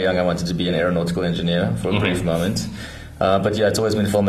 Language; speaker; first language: English; native; English